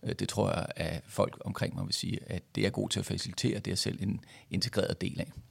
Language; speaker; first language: Danish; native; Danish